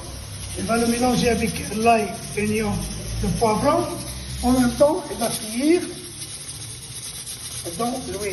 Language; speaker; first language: French; non-native, local second language; Arabic